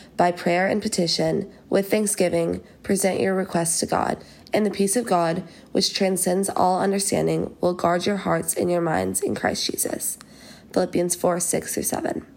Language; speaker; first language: English; native; English